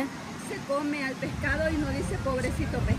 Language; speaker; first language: Spanish; native; Spanish